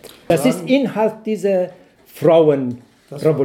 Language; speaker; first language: German; non-native, learner; Persian